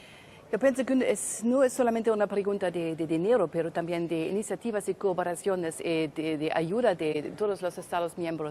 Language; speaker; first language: Spanish; non-native, fluent; German